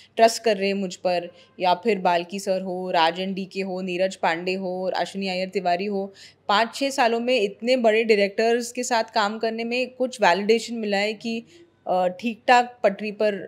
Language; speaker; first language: Hindi; non-native, local second language; Marathi